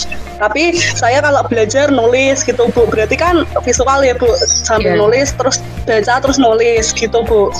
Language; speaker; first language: Indonesian; native; Indonesian